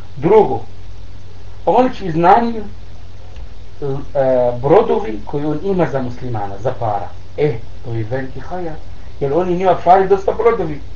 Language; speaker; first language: Bosnian; non-native, learner; Arabic